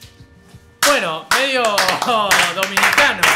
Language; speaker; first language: Spanish; native; Spanish